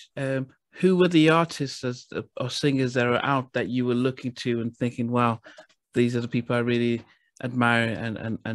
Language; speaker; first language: English; native; English